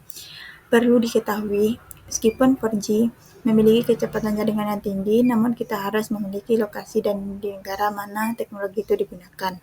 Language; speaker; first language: Indonesian; native; Indonesian